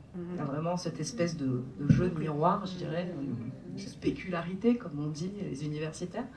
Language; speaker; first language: French; native; French